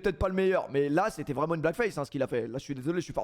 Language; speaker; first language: French; native; French